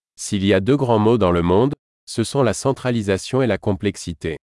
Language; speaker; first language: French; native; French